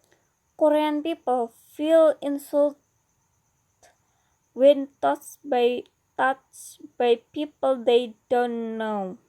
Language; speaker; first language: English; non-native, learner; Indonesian